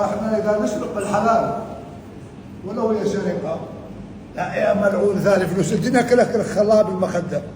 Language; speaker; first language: Arabic; native; Arabic